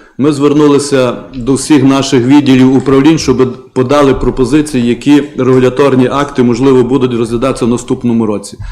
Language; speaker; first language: Ukrainian; native; Ukrainian